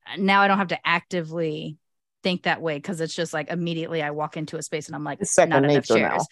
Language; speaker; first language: English; native; English